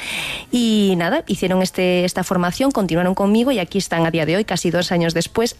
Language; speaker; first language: Spanish; native; Spanish